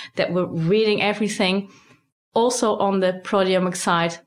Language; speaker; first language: English; non-native, fluent; Dutch